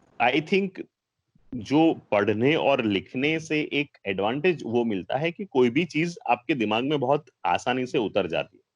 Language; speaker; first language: Hindi; non-native, local second language; Gujarati